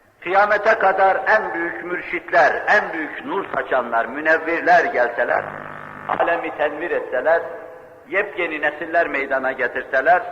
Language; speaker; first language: Turkish; native; Turkish